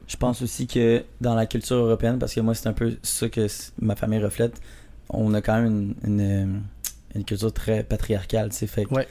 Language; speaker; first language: French; native; French